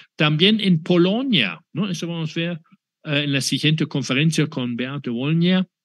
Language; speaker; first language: Spanish; non-native, fluent; German